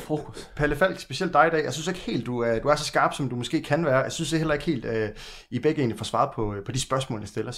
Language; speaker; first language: Danish; native; Danish